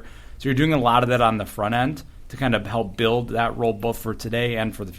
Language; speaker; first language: English; native; English